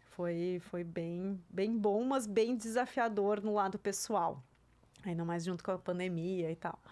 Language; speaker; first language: Portuguese; non-native, local second language; German